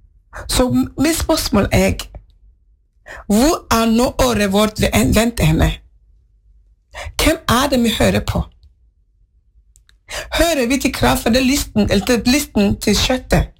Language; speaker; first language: Norwegian; non-native, fluent; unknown